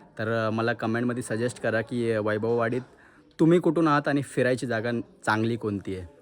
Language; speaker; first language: Marathi; native; Marathi